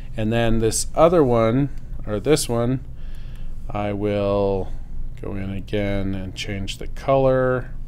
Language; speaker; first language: English; native; English